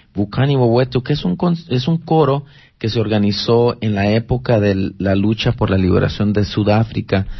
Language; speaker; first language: Spanish; early bilingual, heritage; Spanish